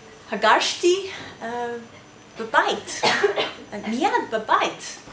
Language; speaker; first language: Hebrew; non-native, learner; English